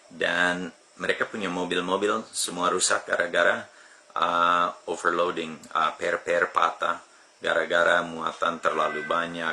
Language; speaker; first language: Indonesian; non-native, fluent; English